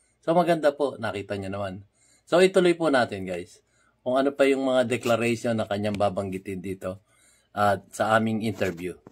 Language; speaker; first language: Filipino; native; Filipino